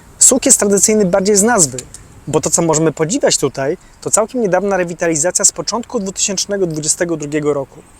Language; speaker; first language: Polish; native; Polish